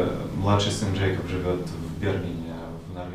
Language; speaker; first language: Russian; native; Russian